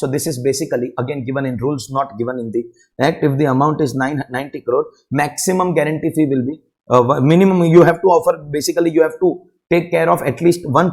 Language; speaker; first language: English; non-native, local second language; Hindi